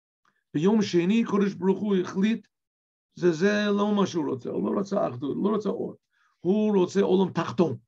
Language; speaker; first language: Hebrew; non-native, fluent; English